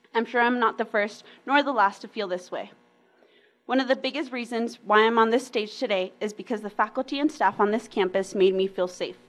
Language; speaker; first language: English; early bilingual, other home language; Spanish